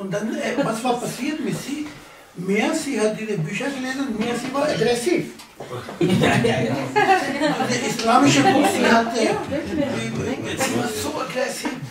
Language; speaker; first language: German; non-native, learner; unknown